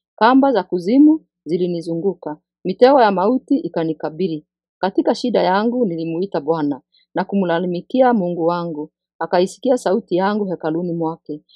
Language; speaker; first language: Swahili; non-native, local second language; Kikuyu